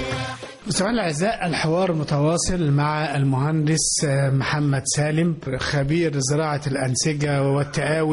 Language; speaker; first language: Arabic; native; Arabic